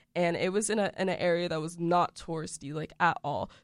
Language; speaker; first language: English; native; English